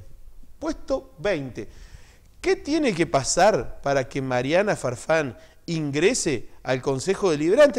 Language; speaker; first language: Spanish; native; Spanish